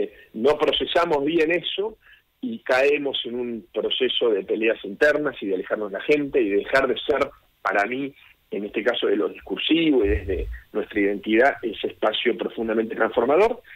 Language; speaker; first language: Spanish; native; Spanish